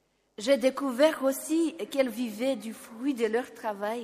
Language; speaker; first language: French; non-native, local second language; Malagasy